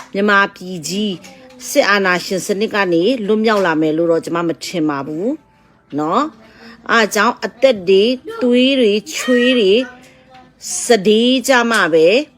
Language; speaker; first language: Burmese; non-native, local second language; Tedim Chin